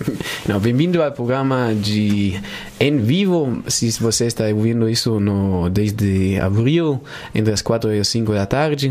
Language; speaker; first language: Portuguese; non-native, learner; Spanish